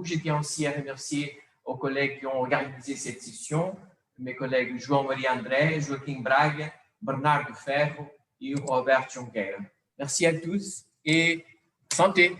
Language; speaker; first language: French; non-native, fluent; Portuguese